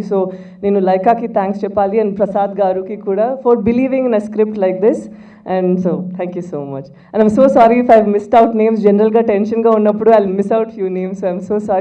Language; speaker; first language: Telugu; non-native, fluent; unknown